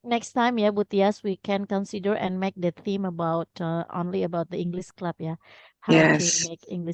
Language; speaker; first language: English; non-native, fluent; Indonesian